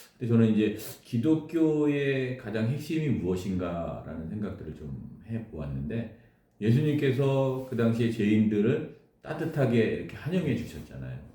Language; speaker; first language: Korean; native; Korean